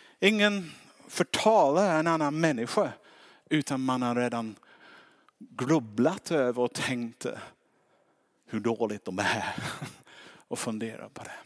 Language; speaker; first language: Swedish; non-native, fluent; English